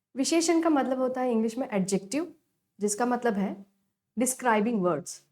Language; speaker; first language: Hindi; non-native, local second language; Kannada